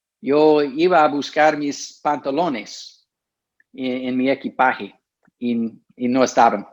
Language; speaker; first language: Spanish; non-native, fluent; English